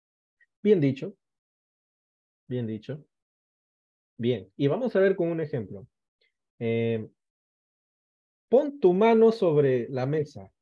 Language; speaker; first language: Spanish; native; Spanish